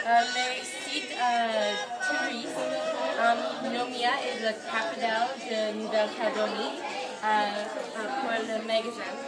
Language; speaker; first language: French; non-native, learner; English